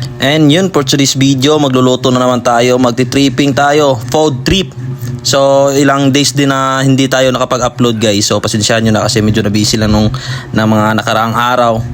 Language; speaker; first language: Filipino; non-native, local second language; Cebuano